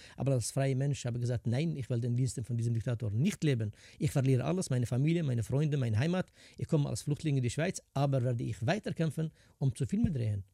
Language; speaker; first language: German; non-native, fluent; Kurdish